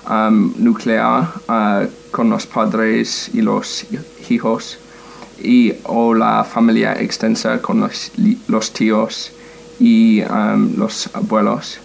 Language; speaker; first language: Spanish; non-native, learner; English